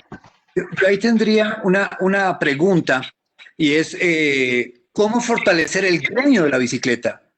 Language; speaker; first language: Spanish; native; Spanish